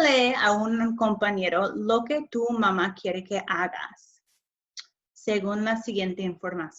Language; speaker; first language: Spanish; non-native, fluent; English